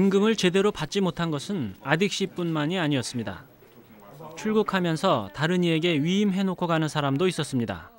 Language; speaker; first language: Korean; native; Korean